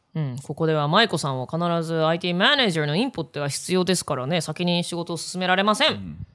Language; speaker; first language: Japanese; native; Japanese